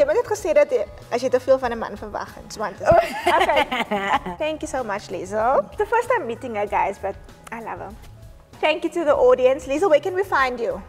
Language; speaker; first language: English; non-native, local second language; Afrikaans